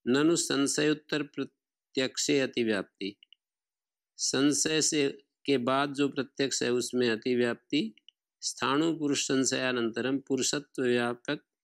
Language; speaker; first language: Hindi; native; Hindi